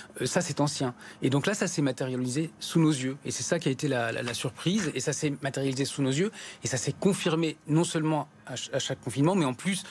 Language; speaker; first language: French; native; French